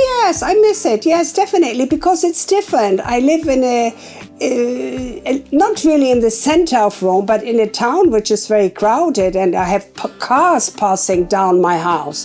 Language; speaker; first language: English; non-native, fluent; German